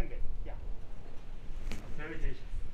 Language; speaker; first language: English; non-native, learner; Japanese